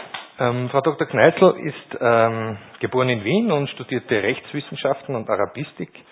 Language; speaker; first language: German; native; German